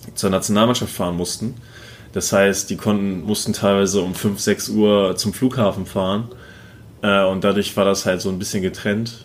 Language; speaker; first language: German; native; German